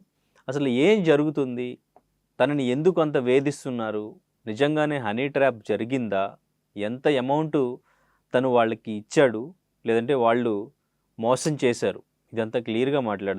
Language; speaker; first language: Telugu; native; Telugu